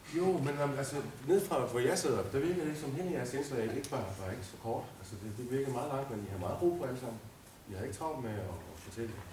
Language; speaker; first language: Danish; native; Danish